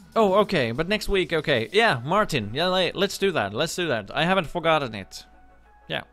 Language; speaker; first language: English; non-native, fluent; Finnish